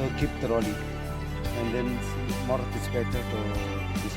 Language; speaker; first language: English; non-native, learner; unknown